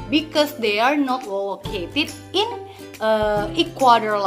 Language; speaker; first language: English; non-native, fluent; Indonesian